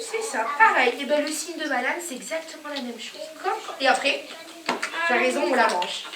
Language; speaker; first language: French; native; French